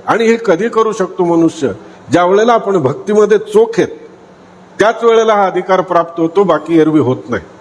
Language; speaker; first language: Marathi; native; Marathi